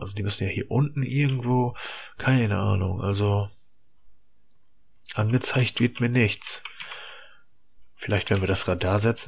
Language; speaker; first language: German; native; German